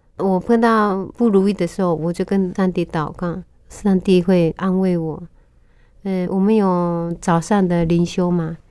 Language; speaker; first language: Chinese; non-native, local second language; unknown